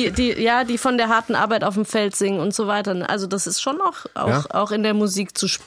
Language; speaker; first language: German; native; German